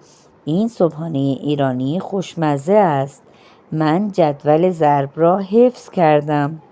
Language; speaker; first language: Persian; non-native, fluent; Urdu